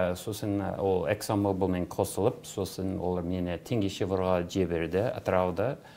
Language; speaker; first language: Kazakh; non-native, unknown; English